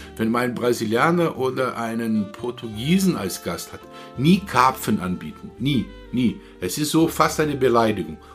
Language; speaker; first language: German; non-native, learner; Portuguese